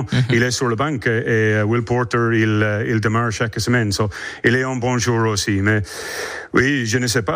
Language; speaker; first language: French; non-native, learner; English